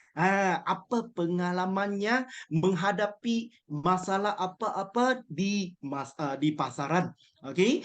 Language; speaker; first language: Malay; non-native, local second language; Chinese